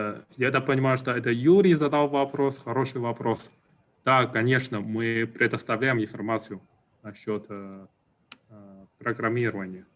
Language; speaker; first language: Russian; non-native, fluent; Chinese